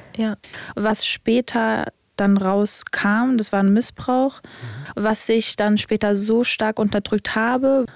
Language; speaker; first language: German; early bilingual, other home language; Serbian